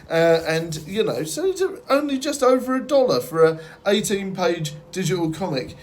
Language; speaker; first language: English; native; English